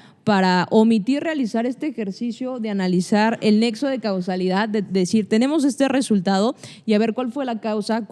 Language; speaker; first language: Spanish; native; Spanish